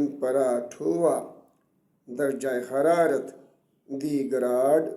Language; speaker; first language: German; non-native, learner; Urdu